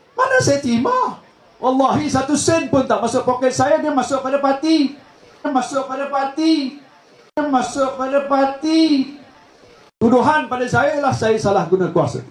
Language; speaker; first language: Malay; native; Malay